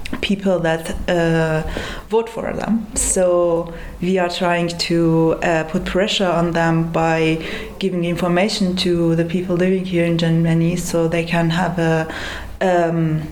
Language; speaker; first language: English; non-native, fluent; Persian